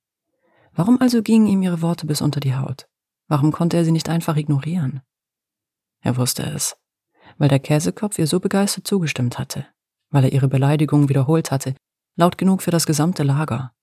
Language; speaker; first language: German; native; German